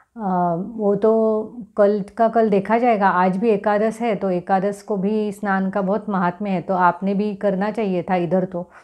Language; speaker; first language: Hindi; non-native, local second language; Marathi